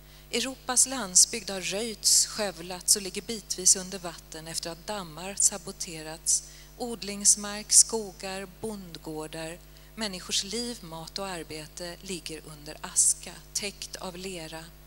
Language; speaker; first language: Swedish; native; Swedish